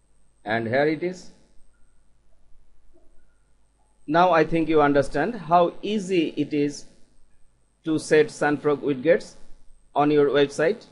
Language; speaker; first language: English; non-native, local second language; Bangla